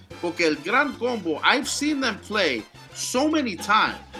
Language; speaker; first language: English; early bilingual, other home language; Spanish